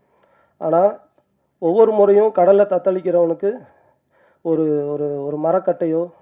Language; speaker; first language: Tamil; native; Tamil